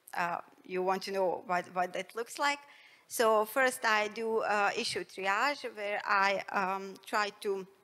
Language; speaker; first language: English; non-native, fluent; Bosnian